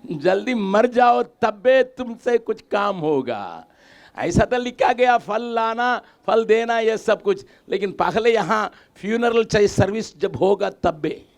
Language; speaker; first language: Hindi; non-native, local second language; Tamil